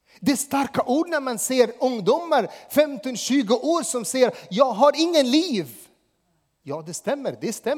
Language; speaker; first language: Swedish; non-native, fluent; Arabic